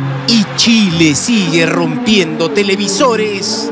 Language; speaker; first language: Spanish; native; Spanish